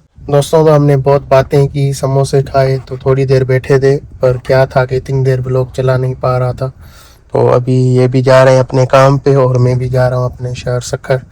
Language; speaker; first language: Urdu; non-native, local second language; Sindhi